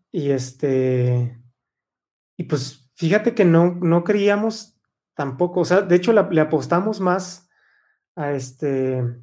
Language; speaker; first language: Spanish; native; Spanish